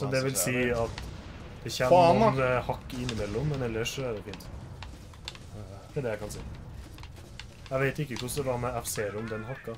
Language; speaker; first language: Norwegian; native; Norwegian